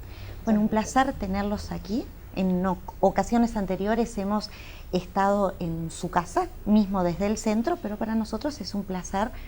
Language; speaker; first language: Spanish; native; Spanish